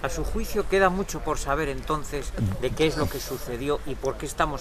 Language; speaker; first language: Spanish; native; Spanish